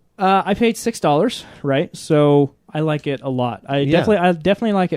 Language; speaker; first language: English; native; English